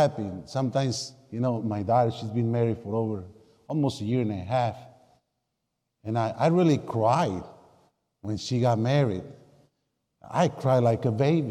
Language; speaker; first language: English; non-native, fluent; Spanish